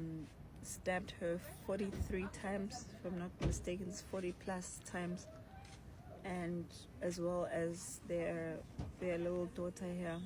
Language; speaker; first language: English; non-native, local second language; Zulu